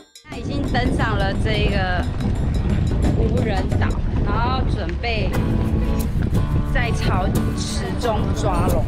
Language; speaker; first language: Chinese; native; Chinese